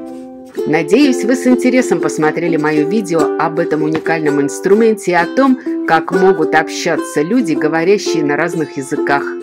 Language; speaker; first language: Russian; native; Russian